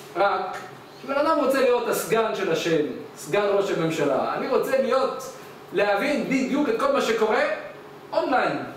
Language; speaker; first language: Hebrew; native; Hebrew